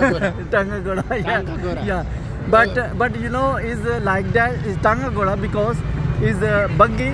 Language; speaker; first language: English; non-native, learner; Spanish